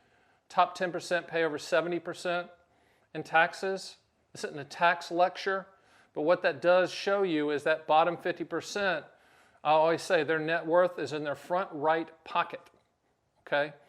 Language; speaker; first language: English; native; English